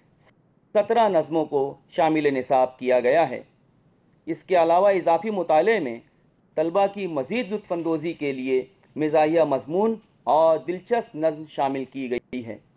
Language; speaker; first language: Urdu; native; Urdu